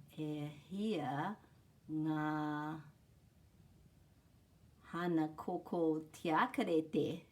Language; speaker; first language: Māori; non-native, learner; English